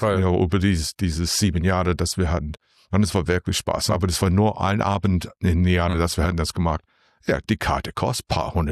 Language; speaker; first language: German; non-native, learner; English